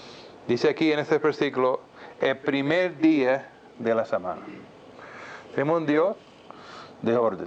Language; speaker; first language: Spanish; non-native, fluent; English